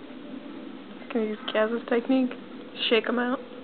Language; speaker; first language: English; native; English